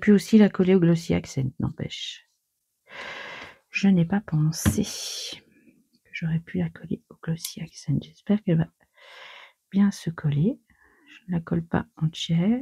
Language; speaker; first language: French; native; French